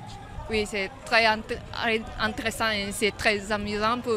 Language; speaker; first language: French; non-native, learner; Japanese